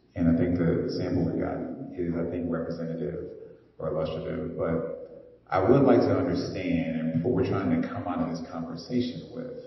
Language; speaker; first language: English; native; English